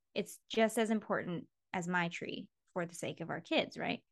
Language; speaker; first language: English; native; English